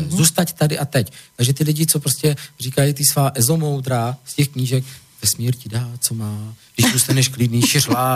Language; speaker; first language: Czech; native; Czech